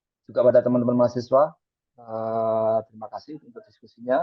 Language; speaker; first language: Indonesian; native; Indonesian